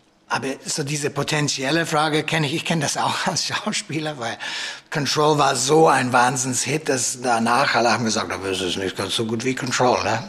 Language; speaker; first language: German; non-native, fluent; English